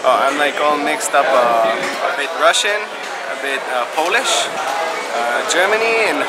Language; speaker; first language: English; non-native, fluent; Hebrew